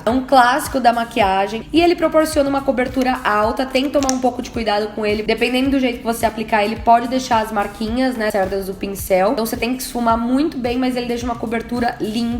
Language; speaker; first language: Portuguese; native; Portuguese